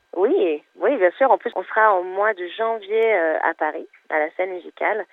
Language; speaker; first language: French; non-native, fluent; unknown